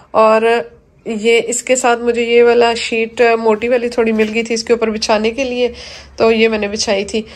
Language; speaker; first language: Urdu; non-native, local second language; Punjabi